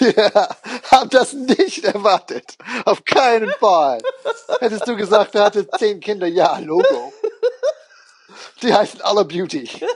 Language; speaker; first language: German; non-native, fluent; English